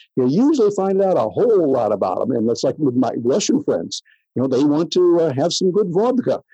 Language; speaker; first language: English; native; English